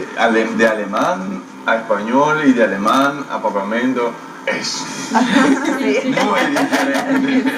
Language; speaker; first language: Spanish; non-native, fluent; Papiamento